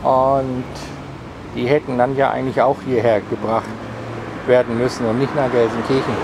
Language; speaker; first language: German; native; German